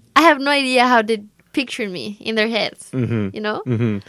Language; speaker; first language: English; non-native, fluent; Spanish